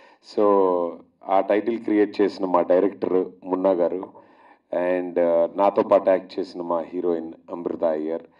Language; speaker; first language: Telugu; native; Telugu